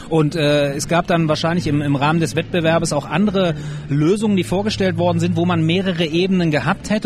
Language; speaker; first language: German; native; German